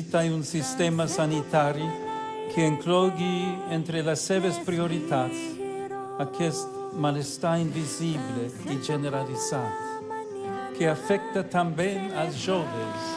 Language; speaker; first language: Catalan; non-native, learner; English